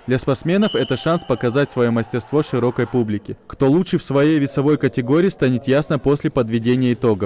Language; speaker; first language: Russian; native; Russian